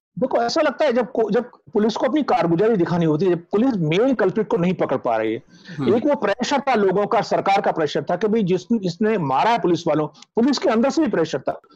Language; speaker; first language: Hindi; native; Hindi